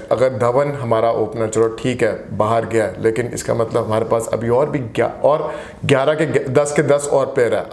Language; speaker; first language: Hindi; non-native, local second language; Punjabi